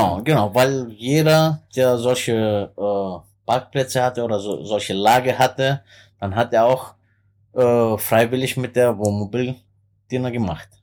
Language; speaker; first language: German; non-native, fluent; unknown